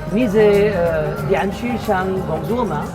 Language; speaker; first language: Chinese; non-native, learner; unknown